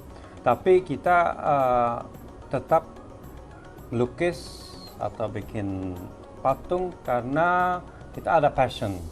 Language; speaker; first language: Indonesian; non-native, fluent; Swedish